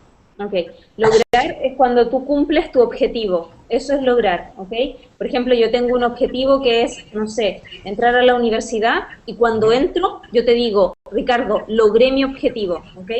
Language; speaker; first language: Spanish; native; Spanish